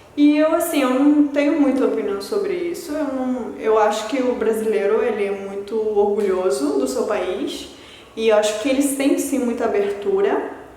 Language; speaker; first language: Portuguese; early bilingual, other home language; Spanish